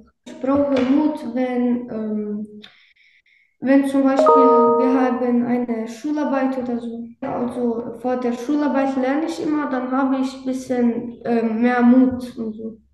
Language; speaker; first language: German; early bilingual, other home language; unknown